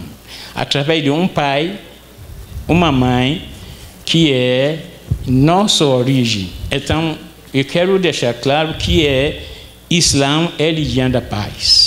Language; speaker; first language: Portuguese; non-native, fluent; Arabic